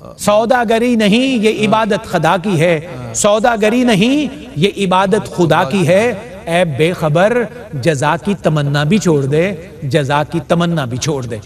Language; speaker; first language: Urdu; non-native, local second language; Punjabi